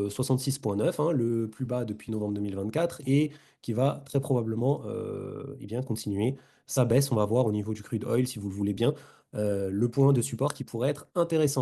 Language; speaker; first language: French; native; French